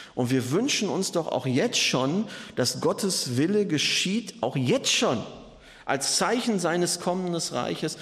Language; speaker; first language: German; native; German